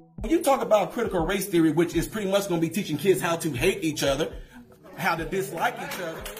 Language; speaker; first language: English; non-native, fluent; Chinese